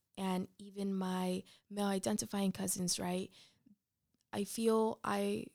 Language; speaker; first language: English; early bilingual, other home language; Spanish